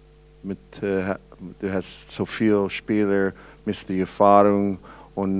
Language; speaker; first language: German; non-native, learner; English